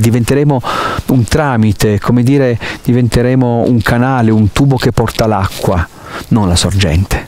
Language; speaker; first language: Italian; native; Italian